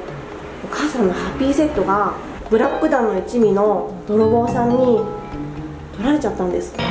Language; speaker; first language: Japanese; native; Japanese